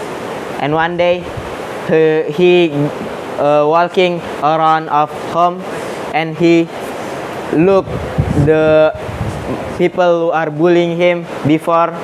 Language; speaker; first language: English; non-native, learner; Indonesian